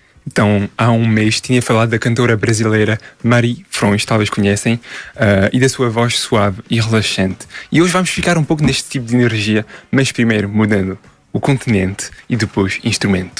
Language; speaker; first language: Portuguese; early bilingual, heritage; Portuguese